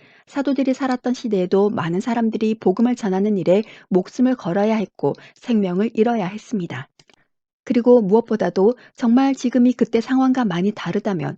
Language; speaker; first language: Korean; native; Korean